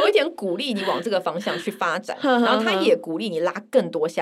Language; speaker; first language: Chinese; native; Chinese